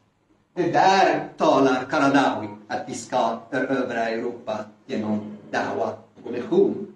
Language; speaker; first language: Swedish; non-native, fluent; Arabic